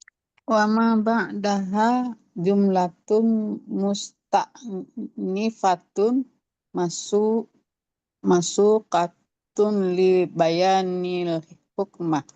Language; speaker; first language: Arabic; non-native, learner; Indonesian